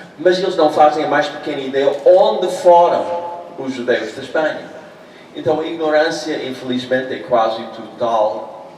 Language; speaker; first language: Portuguese; non-native, fluent; English